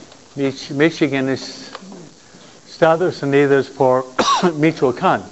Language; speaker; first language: Spanish; non-native, fluent; English